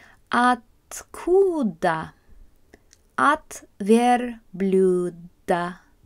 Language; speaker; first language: Russian; non-native, fluent; English